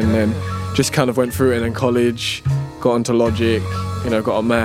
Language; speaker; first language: English; native; English